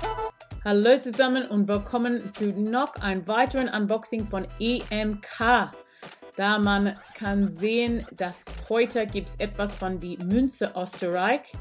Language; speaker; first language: German; non-native, learner; English